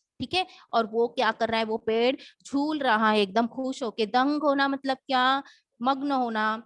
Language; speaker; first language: Hindi; non-native, local second language; Marathi